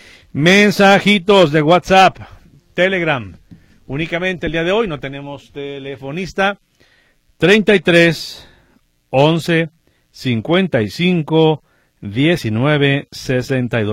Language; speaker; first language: Spanish; native; Spanish